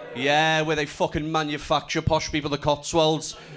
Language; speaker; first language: English; native; English